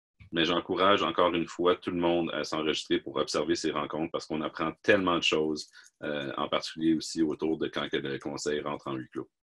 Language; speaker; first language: French; native; French